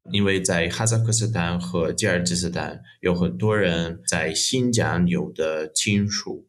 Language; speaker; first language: Chinese; non-native, fluent; Russian